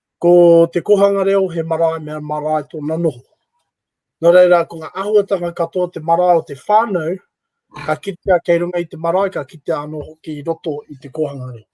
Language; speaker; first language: Māori; native; Māori